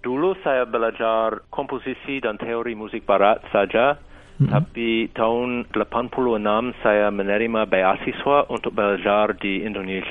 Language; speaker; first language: Indonesian; non-native, fluent; English